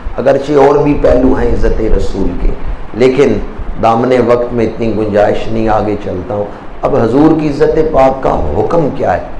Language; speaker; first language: Urdu; non-native, local second language; Punjabi